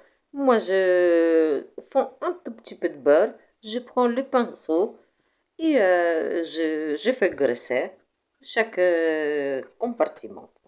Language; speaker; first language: French; non-native, fluent; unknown